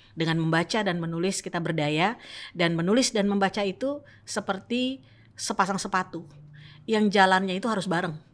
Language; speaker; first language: Indonesian; native; Indonesian